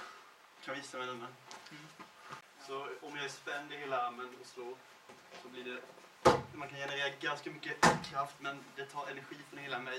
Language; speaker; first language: Swedish; native; Swedish